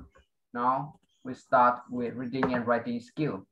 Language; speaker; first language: English; non-native, fluent; Vietnamese